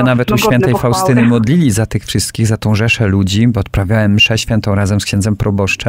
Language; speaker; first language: Polish; native; Polish